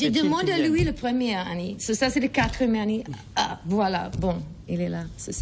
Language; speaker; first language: French; non-native, learner; English